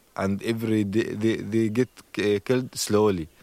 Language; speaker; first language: English; non-native, learner; Arabic